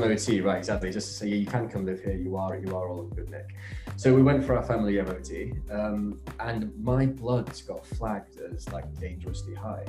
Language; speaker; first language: English; native; English